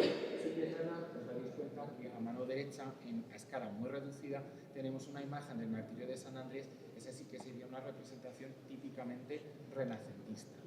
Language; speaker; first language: Spanish; native; Spanish